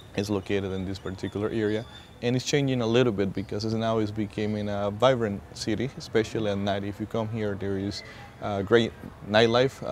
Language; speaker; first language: English; non-native, fluent; Spanish